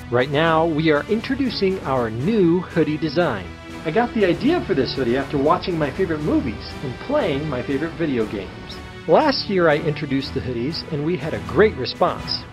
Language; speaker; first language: English; native; English